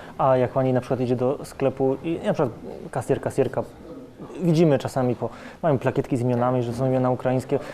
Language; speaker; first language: Polish; native; Polish